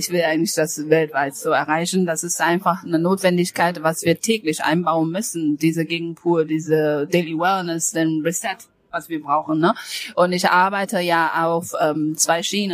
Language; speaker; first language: German; non-native, fluent; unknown